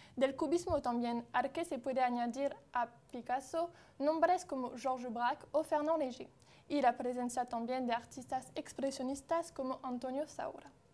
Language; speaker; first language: Spanish; non-native, fluent; French